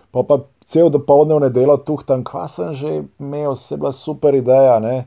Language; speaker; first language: Slovenian; non-native, local second language; Serbian